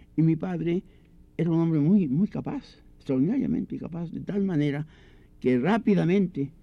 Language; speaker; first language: Spanish; native; Spanish